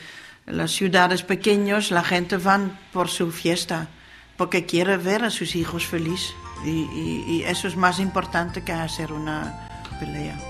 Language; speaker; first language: Spanish; non-native, fluent; Dutch